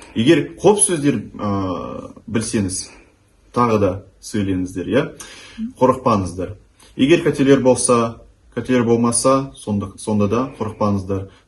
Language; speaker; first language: Kazakh; non-native, local second language; Russian